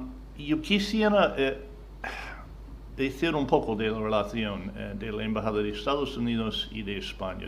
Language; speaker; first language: Spanish; non-native, fluent; English